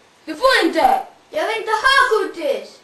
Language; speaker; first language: Swedish; early bilingual, other home language; Somali